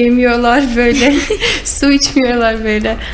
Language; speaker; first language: Turkish; non-native, learner; Russian